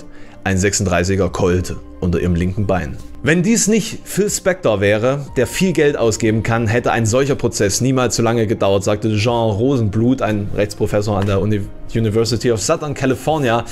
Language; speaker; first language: German; native; German